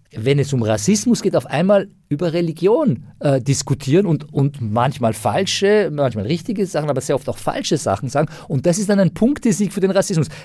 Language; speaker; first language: German; non-native, fluent; Persian